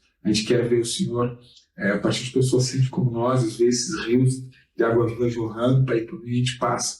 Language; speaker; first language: Portuguese; native; Portuguese